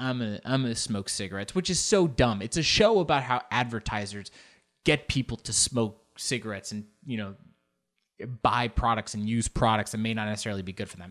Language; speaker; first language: English; early bilingual, other home language; Spanish